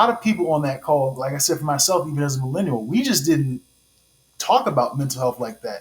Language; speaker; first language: English; native; English